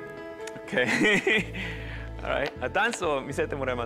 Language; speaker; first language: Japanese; non-native, fluent; Korean